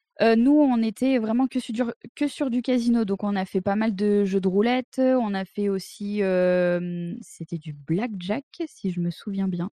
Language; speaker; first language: French; native; French